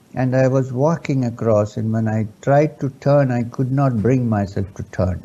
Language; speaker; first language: English; non-native, local second language; Urdu